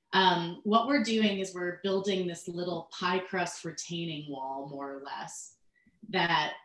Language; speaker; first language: English; native; English